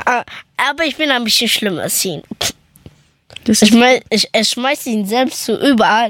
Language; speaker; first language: German; early bilingual, other home language; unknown